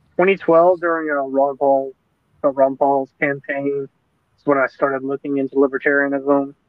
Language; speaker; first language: English; native; English